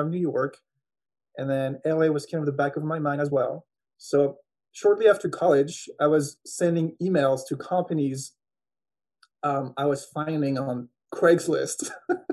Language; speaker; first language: English; non-native, fluent; French